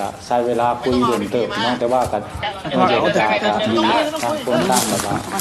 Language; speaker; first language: Thai; non-native, local second language; Lao